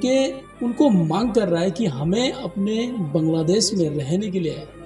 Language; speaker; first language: Hindi; non-native, local second language; Bangla